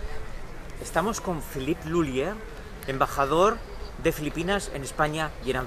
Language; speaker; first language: Spanish; native; Spanish